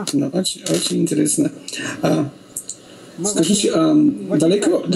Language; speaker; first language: Russian; non-native, learner; Polish